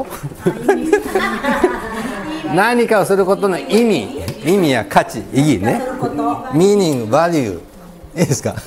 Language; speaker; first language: Japanese; native; Japanese